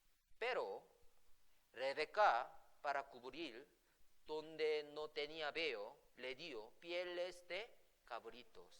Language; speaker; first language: Spanish; non-native, fluent; Korean